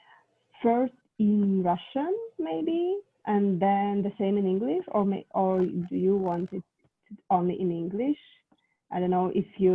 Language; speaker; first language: English; non-native, fluent; Russian